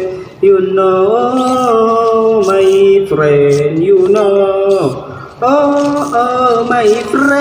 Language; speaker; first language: English; non-native, learner; Indonesian